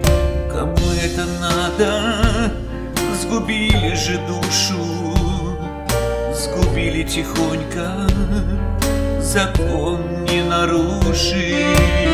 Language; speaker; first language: Russian; native; Russian